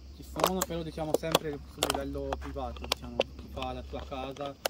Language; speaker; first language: Italian; non-native, fluent; Urdu